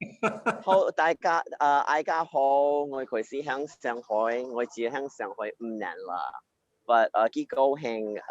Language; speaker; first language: Cantonese; early bilingual, heritage; Cantonese